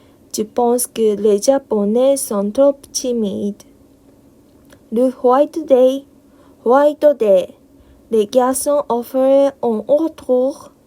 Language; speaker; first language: French; non-native, learner; Japanese